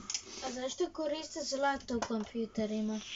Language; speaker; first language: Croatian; early bilingual, heritage; Croatian